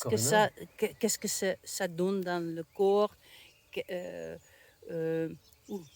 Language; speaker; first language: French; non-native, learner; Dutch